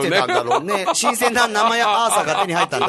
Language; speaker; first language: Japanese; native; Japanese